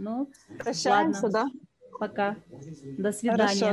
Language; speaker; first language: Russian; non-native, local second language; Kyrgyz